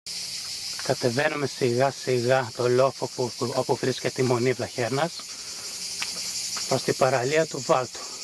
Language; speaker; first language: Greek; native; Greek